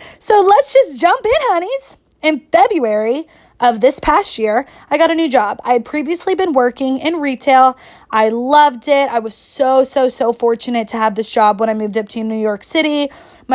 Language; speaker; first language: English; native; English